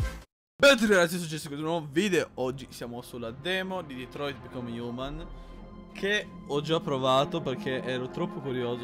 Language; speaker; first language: Italian; native; Italian